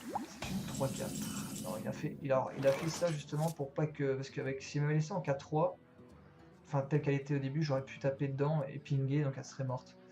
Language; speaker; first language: French; native; French